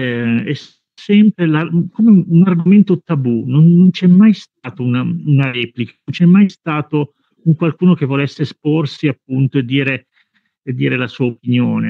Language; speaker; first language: Italian; native; Italian